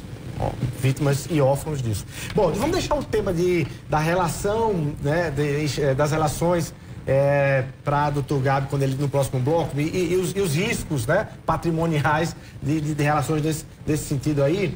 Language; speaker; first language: Portuguese; native; Portuguese